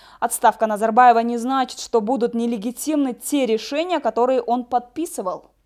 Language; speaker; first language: Russian; non-native, local second language; Kyrgyz